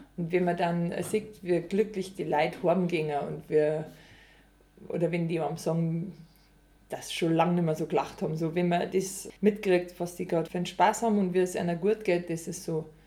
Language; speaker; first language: German; native; German